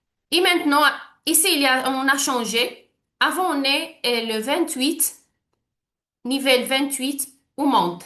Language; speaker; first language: French; non-native, learner; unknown